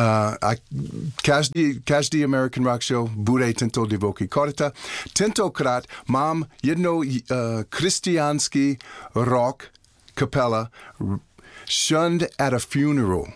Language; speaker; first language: Czech; non-native, learner; English